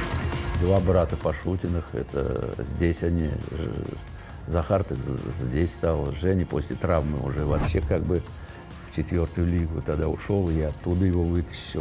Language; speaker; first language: Russian; native; Russian